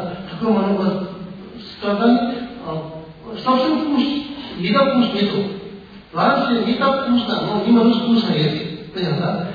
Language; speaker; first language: Russian; non-native, learner; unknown